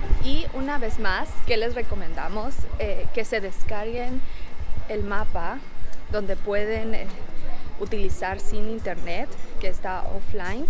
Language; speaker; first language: Spanish; non-native, local second language; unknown